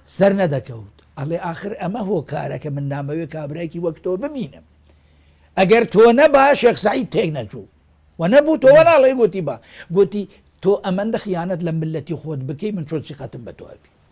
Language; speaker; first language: Central Kurdish; non-native, local second language; Kurdish